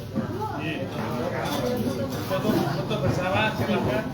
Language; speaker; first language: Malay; non-native, local second language; Javanese